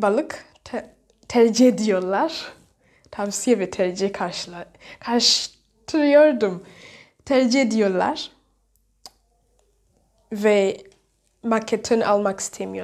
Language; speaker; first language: Turkish; non-native, fluent; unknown